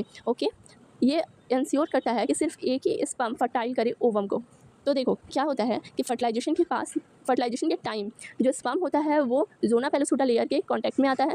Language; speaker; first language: Hindi; native; Hindi